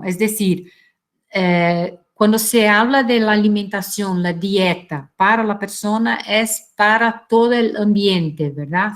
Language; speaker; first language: Spanish; non-native, fluent; Portuguese